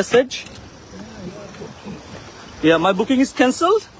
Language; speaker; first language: English; non-native, fluent; Bangla